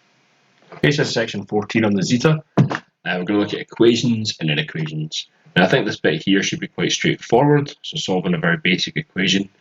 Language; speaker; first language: English; native; English